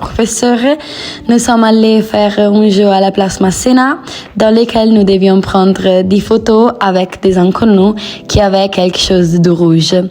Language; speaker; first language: French; non-native, learner; Italian